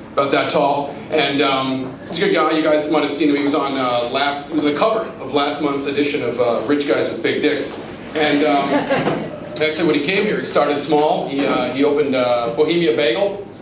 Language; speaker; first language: English; native; English